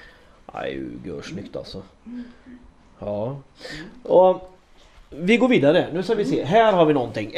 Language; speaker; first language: Swedish; native; Swedish